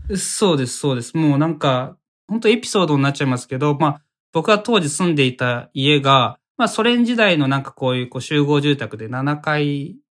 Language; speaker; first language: Japanese; native; Japanese